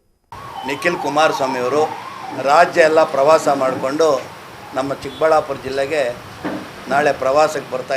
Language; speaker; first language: Kannada; native; Kannada